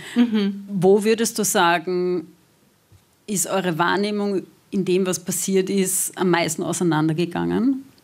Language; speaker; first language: German; native; German